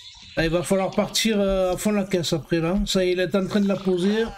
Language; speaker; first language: French; native; French